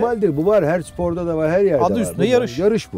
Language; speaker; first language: Turkish; native; Turkish